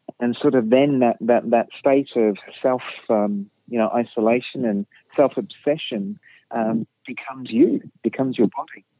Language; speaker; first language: English; native; English